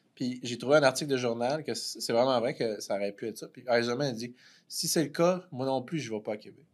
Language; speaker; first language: French; native; French